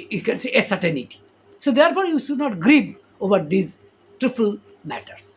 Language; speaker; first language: English; non-native, local second language; Bangla